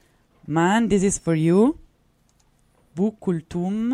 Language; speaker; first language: English; non-native, fluent; Italian